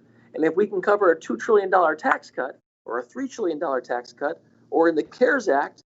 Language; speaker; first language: English; native; English